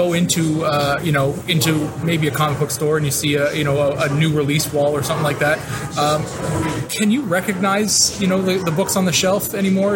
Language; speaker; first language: English; native; English